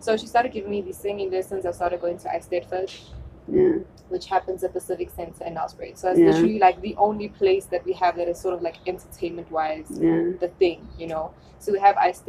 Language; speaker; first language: English; non-native, local second language; German